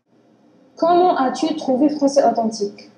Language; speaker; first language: French; non-native, learner; Arabic